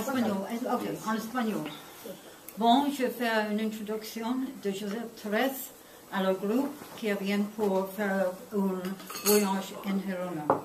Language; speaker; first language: French; non-native, learner; English